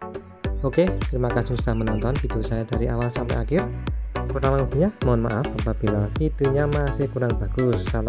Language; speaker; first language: Indonesian; native; Indonesian